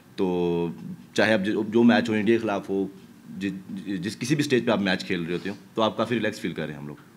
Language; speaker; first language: Urdu; native; Urdu